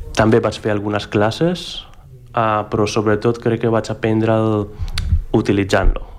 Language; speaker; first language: Catalan; non-native, fluent; Greek